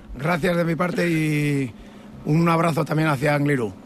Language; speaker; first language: Spanish; native; Spanish